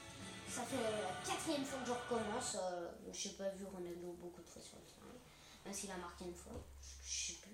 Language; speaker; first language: French; native; French